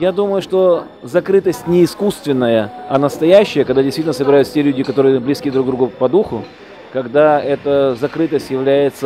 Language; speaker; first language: Russian; native; Russian